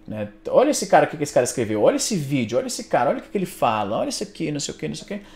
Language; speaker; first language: Portuguese; native; Portuguese